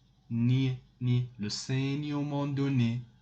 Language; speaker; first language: French; non-native, fluent; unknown